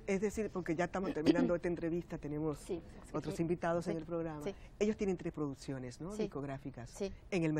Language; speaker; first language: Spanish; native; Spanish